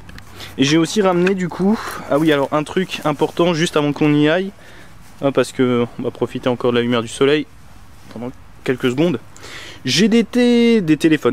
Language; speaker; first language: French; native; French